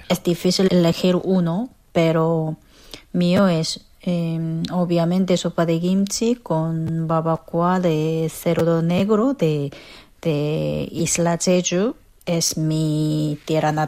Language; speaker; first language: Spanish; non-native, learner; Korean